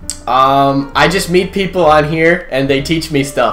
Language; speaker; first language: English; native; English